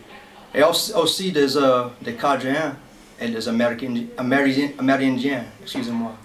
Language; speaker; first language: French; non-native, local second language; English